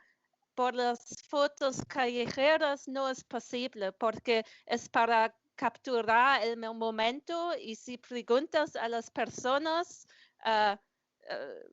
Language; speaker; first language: Spanish; non-native, learner; German